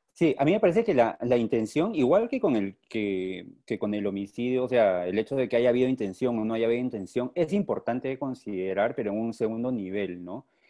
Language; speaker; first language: Spanish; native; Spanish